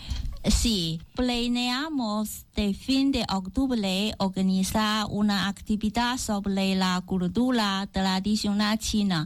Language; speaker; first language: Spanish; non-native, learner; Chinese